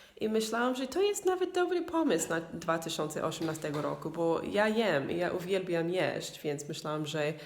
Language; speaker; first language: Polish; non-native, learner; English